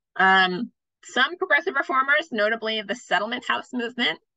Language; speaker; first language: English; native; English